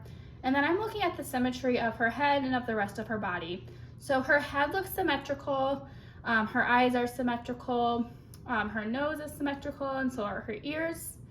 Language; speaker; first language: English; native; English